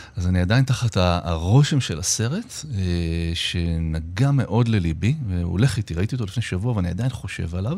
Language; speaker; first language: Hebrew; native; Hebrew